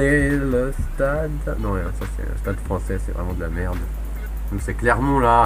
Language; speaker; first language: French; native; French